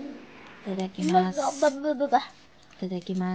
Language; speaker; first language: Japanese; non-native, learner; Filipino